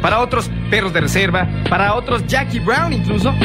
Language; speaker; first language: Spanish; native; Spanish